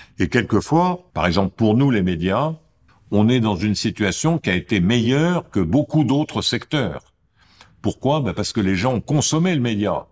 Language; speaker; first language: French; native; French